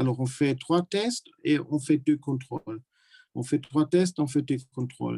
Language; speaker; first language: French; non-native, learner; German